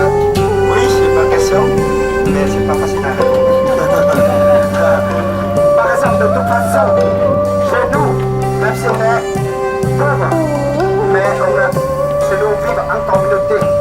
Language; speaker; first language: French; non-native, fluent; Vietnamese